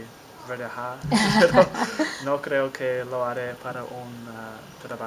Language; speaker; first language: Spanish; non-native, learner; English